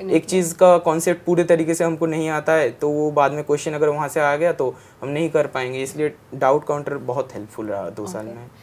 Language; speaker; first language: Hindi; non-native, local second language; Bangla